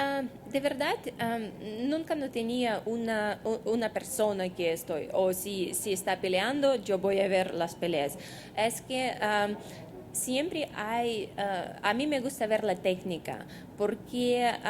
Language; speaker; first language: Spanish; non-native, fluent; Russian